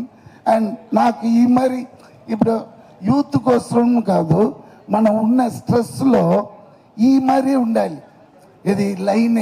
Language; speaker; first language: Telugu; non-native, learner; Tamil